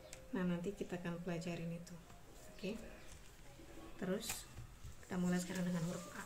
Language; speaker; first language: Indonesian; native; Indonesian